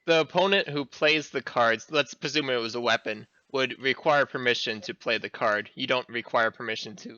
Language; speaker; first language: English; native; English